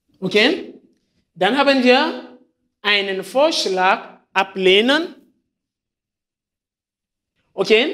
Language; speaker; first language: German; non-native, fluent; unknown